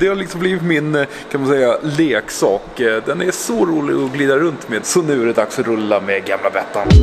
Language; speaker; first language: Swedish; native; Swedish